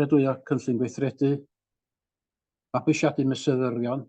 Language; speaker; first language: Welsh; native; Welsh